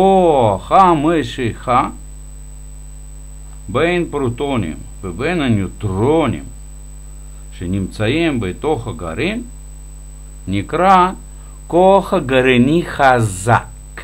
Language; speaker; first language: Hebrew; non-native, fluent; Russian